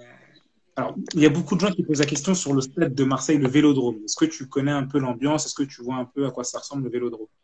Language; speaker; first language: French; native; French